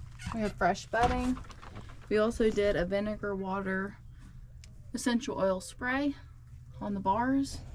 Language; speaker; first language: English; native; English